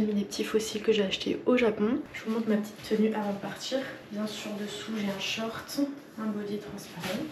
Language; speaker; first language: French; native; French